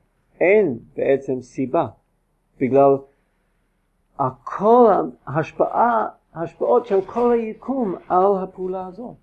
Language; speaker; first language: Hebrew; non-native, fluent; English